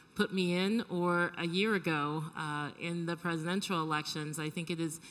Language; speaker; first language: English; native; English